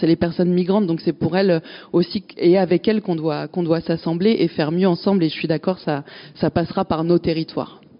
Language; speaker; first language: French; native; French